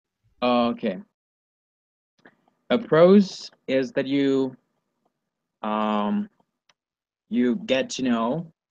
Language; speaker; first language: English; non-native, learner; Spanish